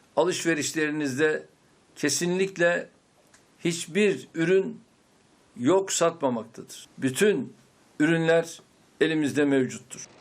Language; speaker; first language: Turkish; native; Turkish